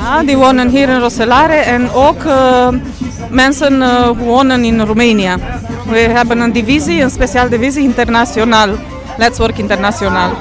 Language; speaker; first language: Dutch; non-native, learner; Romanian